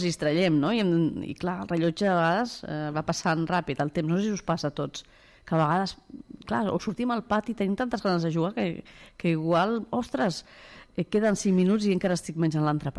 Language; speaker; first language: Catalan; native; Catalan